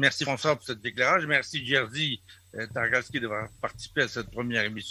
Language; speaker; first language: French; native; French